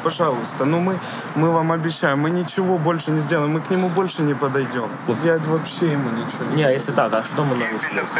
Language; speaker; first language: Russian; native; Russian